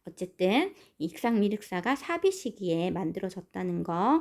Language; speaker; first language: Korean; native; Korean